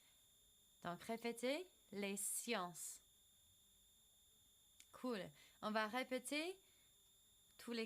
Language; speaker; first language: French; non-native, fluent; English